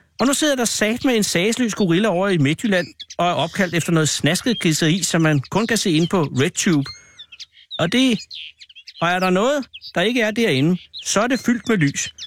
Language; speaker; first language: Danish; native; Danish